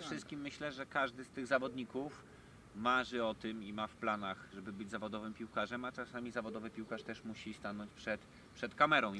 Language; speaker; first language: Polish; native; Polish